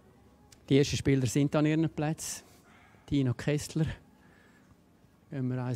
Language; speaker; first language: German; native; German